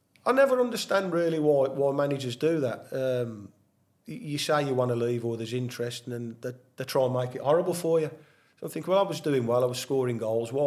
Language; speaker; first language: English; native; English